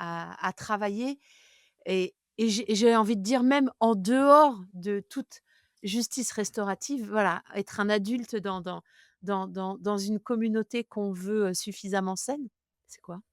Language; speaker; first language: French; native; French